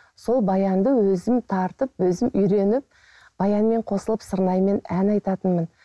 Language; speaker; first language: Kazakh; native; Kazakh